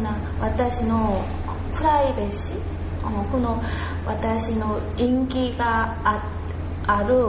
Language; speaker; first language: Japanese; non-native, learner; Korean